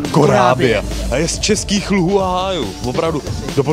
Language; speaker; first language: Czech; native; Czech